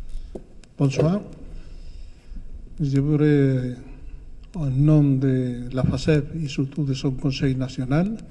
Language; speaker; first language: French; non-native, fluent; Spanish